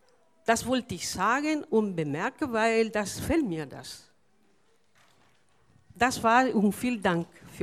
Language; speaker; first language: German; non-native, fluent; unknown